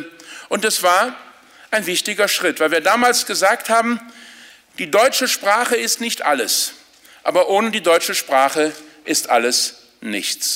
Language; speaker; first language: German; native; German